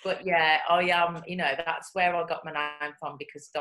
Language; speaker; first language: English; native; English